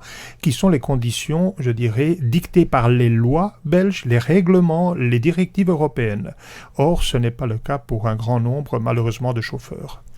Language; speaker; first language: French; native; French